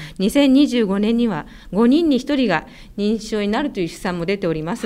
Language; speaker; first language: Japanese; native; Japanese